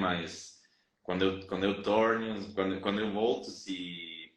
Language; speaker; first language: Portuguese; non-native, fluent; Spanish